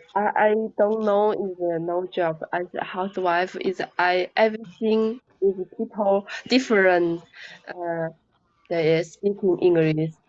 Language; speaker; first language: English; non-native, learner; Chinese